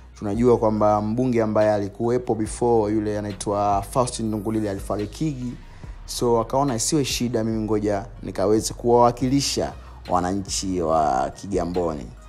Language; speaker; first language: Swahili; native; Swahili